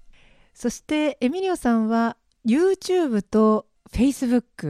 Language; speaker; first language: Japanese; native; Japanese